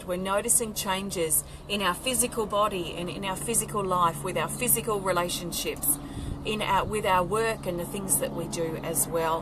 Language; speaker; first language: English; native; English